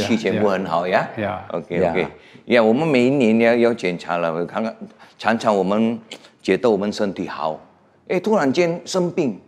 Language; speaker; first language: Chinese; non-native, fluent; Indonesian